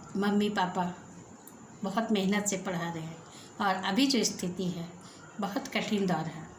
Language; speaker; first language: Hindi; native; Hindi